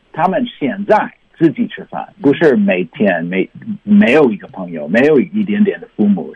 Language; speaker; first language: Chinese; non-native, learner; English